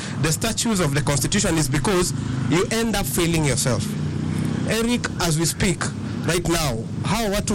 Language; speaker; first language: English; non-native, local second language; Kikuyu